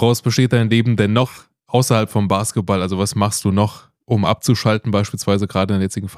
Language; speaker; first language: German; native; German